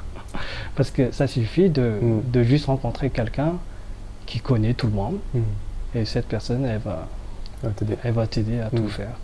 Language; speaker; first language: French; non-native, fluent; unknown